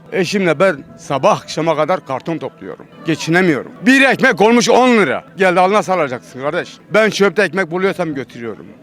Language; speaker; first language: Turkish; non-native, local second language; Kurdish